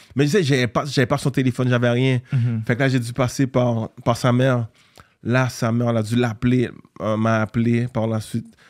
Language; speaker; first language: French; native; French